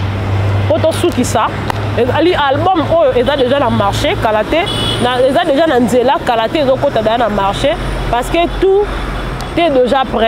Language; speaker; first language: French; non-native, local second language; Lingala